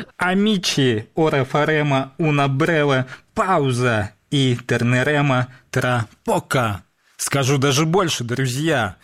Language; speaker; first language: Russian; native; Russian